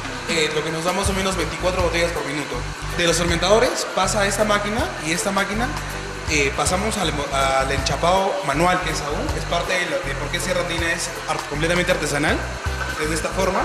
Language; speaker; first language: Spanish; native; Spanish